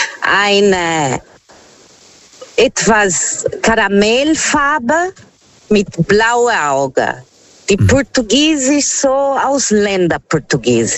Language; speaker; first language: German; non-native, learner; Portuguese